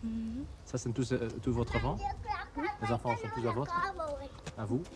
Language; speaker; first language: French; non-native, learner; Dutch